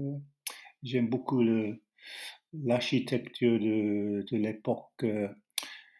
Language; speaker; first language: French; non-native, learner; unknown